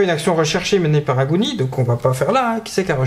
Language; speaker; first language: French; native; French